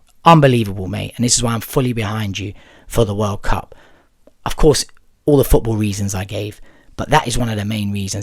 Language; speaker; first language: English; native; English